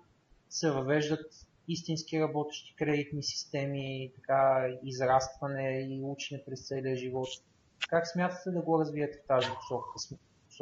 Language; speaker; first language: Bulgarian; native; Bulgarian